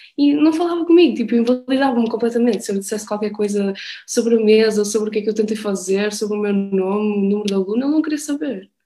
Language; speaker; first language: Portuguese; early bilingual, other home language; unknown